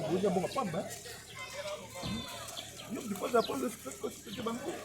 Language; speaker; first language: French; non-native, local second language; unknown